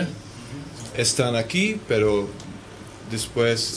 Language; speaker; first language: Spanish; non-native, learner; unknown